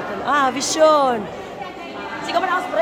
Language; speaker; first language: German; non-native, learner; Indonesian